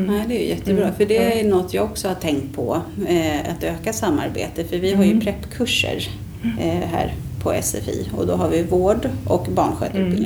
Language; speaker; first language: Swedish; native; Swedish